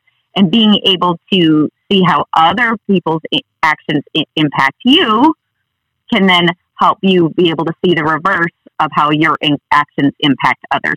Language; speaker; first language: English; native; English